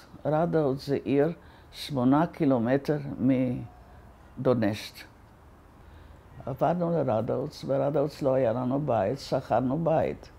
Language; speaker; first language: Hebrew; non-native, fluent; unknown